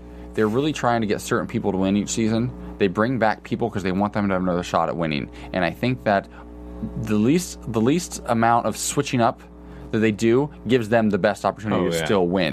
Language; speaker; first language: English; native; English